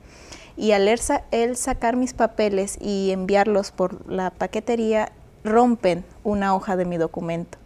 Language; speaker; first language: Spanish; native; Spanish